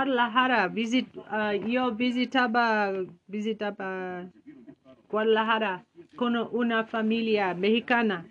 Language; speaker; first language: Spanish; non-native, learner; English